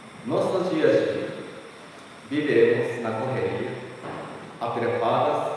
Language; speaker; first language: Portuguese; non-native, fluent; Japanese